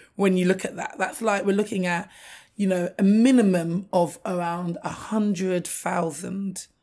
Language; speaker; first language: English; native; English